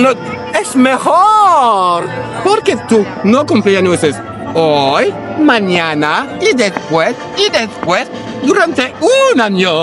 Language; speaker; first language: Spanish; non-native, learner; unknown